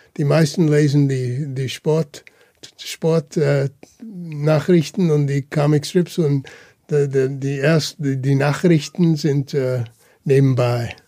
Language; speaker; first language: German; early bilingual, heritage; German